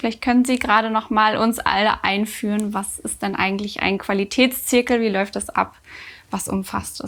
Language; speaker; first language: German; native; German